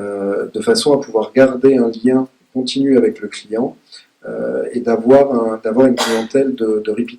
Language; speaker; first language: French; native; French